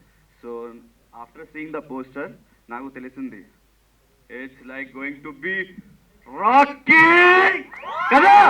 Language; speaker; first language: Telugu; non-native, local second language; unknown